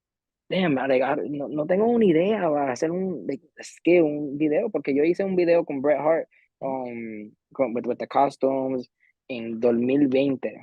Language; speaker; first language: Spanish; early bilingual, heritage; Spanish